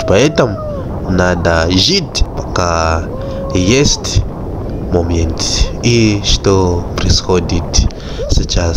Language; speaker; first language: Russian; non-native, fluent; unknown